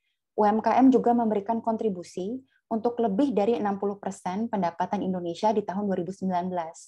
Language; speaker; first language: Indonesian; native; Indonesian